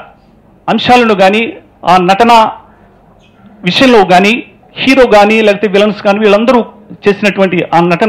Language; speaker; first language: Telugu; native; Telugu